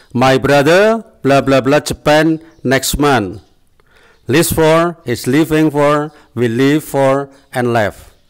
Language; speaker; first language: English; non-native, fluent; Indonesian